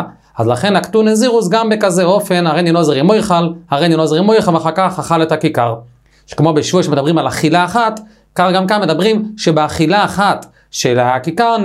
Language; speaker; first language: Hebrew; native; Hebrew